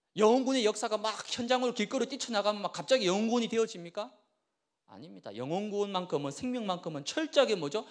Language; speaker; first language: Korean; native; Korean